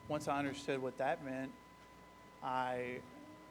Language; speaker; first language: English; native; English